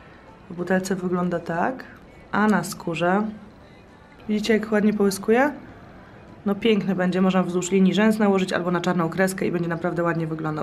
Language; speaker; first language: Polish; native; Polish